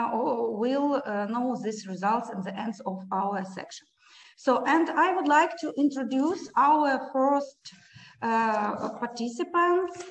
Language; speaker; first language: English; non-native, learner; Ukrainian